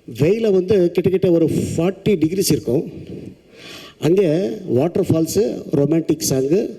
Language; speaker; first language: Tamil; non-native, local second language; Telugu